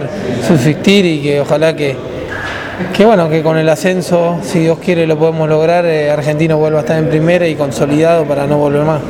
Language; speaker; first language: Spanish; native; Spanish